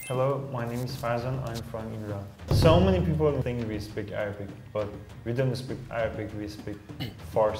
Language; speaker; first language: English; non-native, fluent; Persian